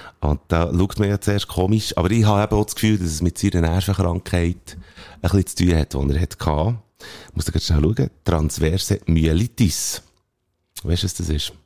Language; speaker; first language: German; native; German